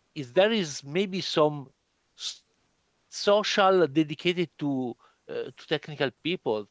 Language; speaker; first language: English; non-native, learner; Italian